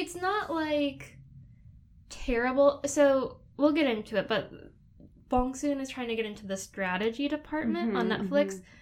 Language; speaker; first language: English; native; English